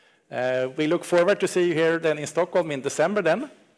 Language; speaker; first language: English; non-native, fluent; Swedish